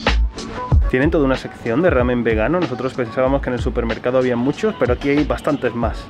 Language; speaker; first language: Spanish; native; Spanish